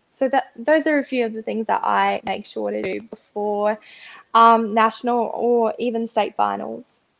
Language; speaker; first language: English; early bilingual, other home language; Russian